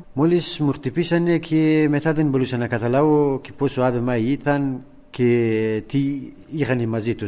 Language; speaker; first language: Greek; non-native, learner; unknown